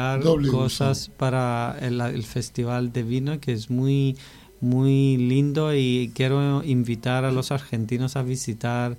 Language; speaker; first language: Spanish; non-native, fluent; Greek